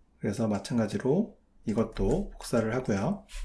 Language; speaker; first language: Korean; native; Korean